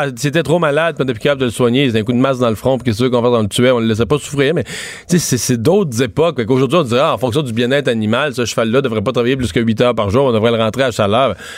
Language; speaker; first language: French; native; French